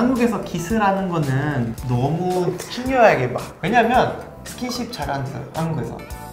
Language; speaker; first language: Korean; non-native, fluent; Portuguese